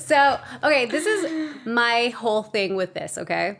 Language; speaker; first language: English; early bilingual, other home language; Spanish